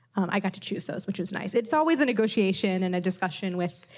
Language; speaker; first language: English; native; English